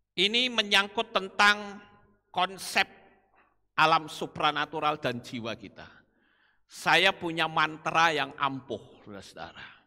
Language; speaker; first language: Indonesian; non-native, local second language; Javanese